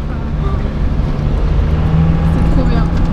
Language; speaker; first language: French; native; French